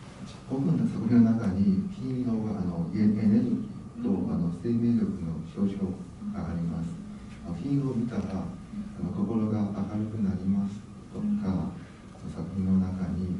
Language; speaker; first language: Japanese; non-native, learner; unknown